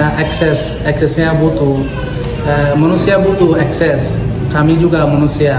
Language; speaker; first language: Indonesian; non-native, learner; Rohingya